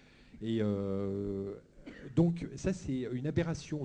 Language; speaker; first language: French; native; French